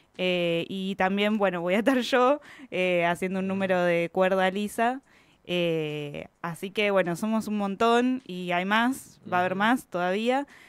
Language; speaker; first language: Spanish; native; Spanish